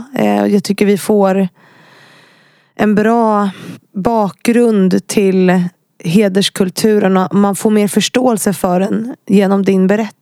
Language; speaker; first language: Swedish; native; Swedish